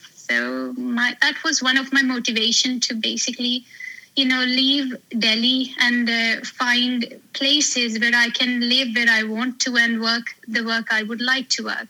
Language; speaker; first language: English; non-native, local second language; Hindi